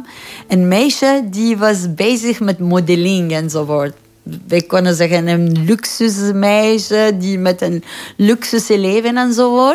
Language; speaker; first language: Dutch; non-native, fluent; Persian